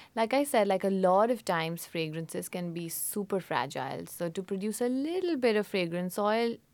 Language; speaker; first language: English; non-native, local second language; Hindi